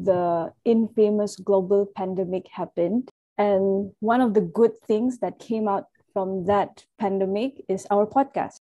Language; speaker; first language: English; non-native, local second language; Malay